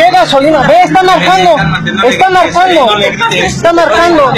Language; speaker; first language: Spanish; native; Spanish